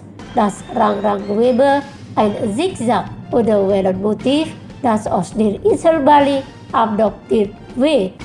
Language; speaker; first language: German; non-native, learner; Indonesian